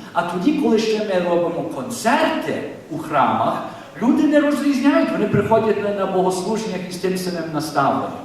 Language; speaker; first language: Ukrainian; early bilingual, heritage; Ukrainian